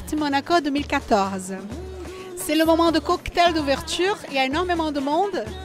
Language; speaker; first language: French; non-native, fluent; Portuguese